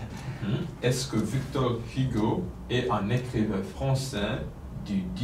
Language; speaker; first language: French; non-native, fluent; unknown